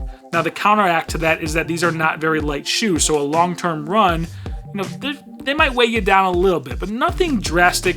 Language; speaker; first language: English; native; English